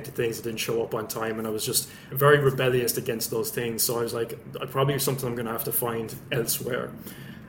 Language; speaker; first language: English; native; English